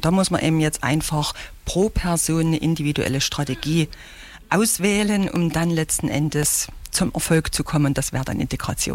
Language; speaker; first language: German; native; German